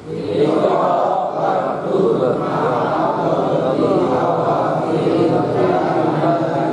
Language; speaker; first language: Arabic; non-native, learner; Indonesian